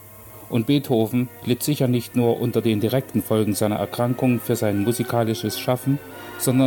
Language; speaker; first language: German; native; German